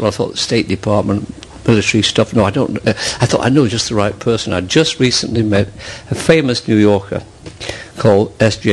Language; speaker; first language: English; native; English